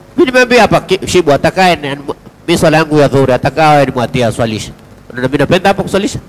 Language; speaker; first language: Swahili; native; Swahili